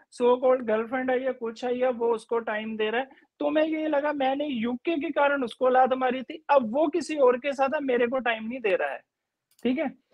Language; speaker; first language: Hindi; native; Hindi